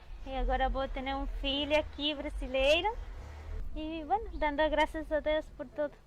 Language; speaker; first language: Portuguese; non-native, learner; Spanish